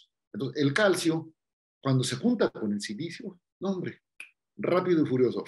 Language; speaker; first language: Spanish; native; Spanish